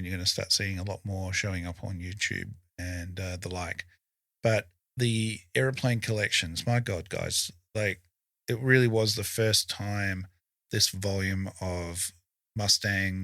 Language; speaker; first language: English; native; English